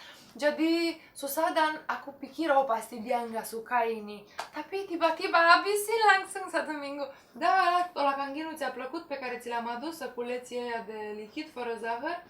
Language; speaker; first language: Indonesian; non-native, fluent; Romanian